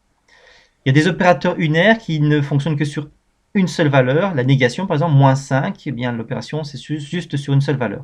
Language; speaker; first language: French; native; French